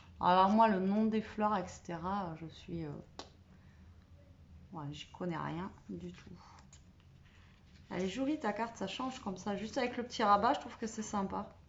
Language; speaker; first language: French; native; French